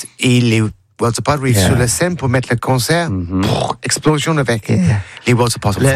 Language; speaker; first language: French; non-native, learner; English